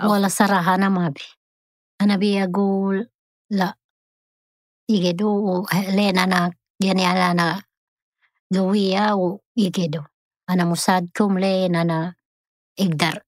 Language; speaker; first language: Arabic; non-native, learner; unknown